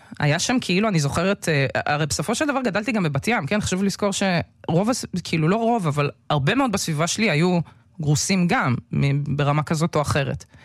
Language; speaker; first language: Hebrew; early bilingual, other home language; Russian